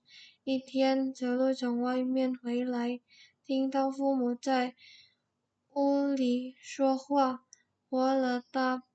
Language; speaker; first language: Chinese; non-native, learner; Indonesian